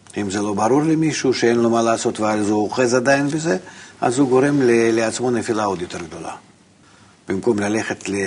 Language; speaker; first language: Hebrew; non-native, fluent; Russian